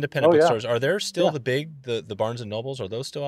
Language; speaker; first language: English; native; English